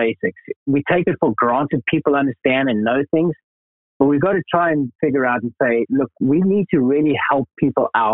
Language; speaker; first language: English; native; English